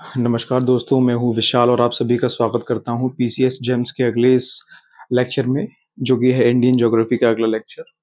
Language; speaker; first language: Hindi; native; Hindi